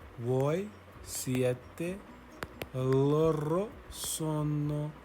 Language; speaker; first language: Italian; non-native, learner; English